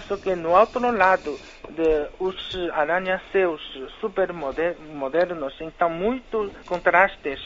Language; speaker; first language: Portuguese; non-native, fluent; Chinese